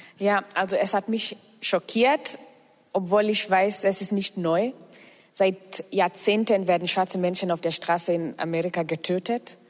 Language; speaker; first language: German; non-native, fluent; Swahili